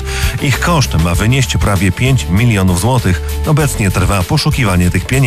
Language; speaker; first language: Polish; native; Polish